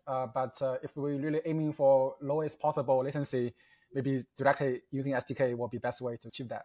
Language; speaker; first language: English; non-native, fluent; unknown